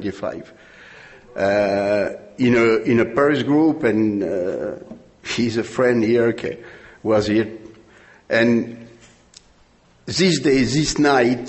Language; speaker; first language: English; non-native, learner; French